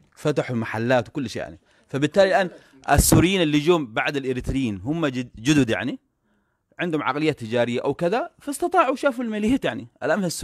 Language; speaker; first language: Arabic; non-native, fluent; Afar